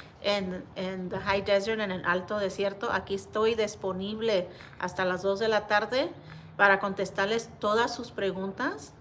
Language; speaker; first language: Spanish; early bilingual, heritage; Spanish